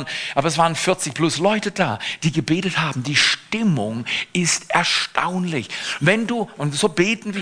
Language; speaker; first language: German; native; German